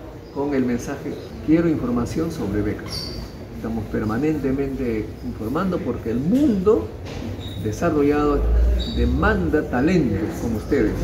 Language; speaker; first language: Spanish; native; Spanish